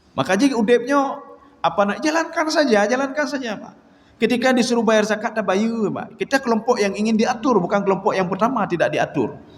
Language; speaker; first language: Malay; non-native, local second language; Achinese